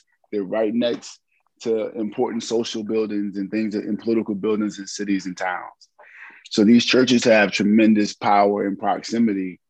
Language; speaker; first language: English; native; English